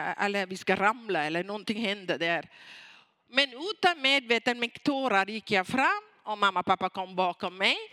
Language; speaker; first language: Swedish; non-native, fluent; Tamil